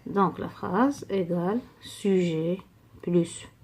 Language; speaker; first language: French; non-native, local second language; Arabic